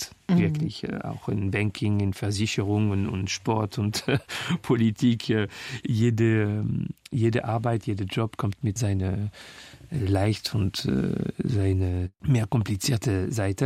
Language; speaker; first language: German; non-native, local second language; French